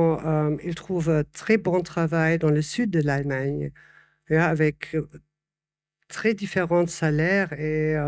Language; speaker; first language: French; non-native, fluent; German